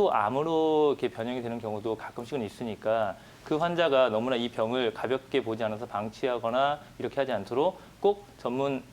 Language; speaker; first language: Korean; native; Korean